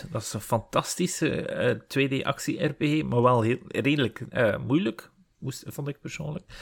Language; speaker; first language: Dutch; native; Dutch